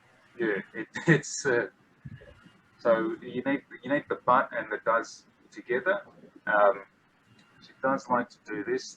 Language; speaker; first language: English; non-native, fluent; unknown